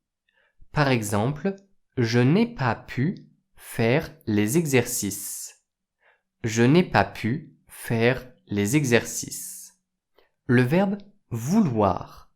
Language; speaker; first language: French; native; French